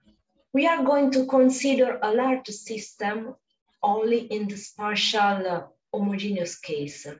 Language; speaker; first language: English; non-native, fluent; Italian